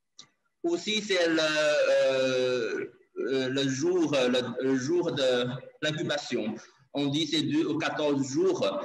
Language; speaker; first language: French; non-native, learner; Chinese